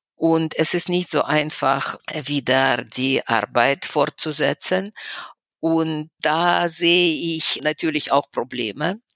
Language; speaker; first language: German; non-native, fluent; Russian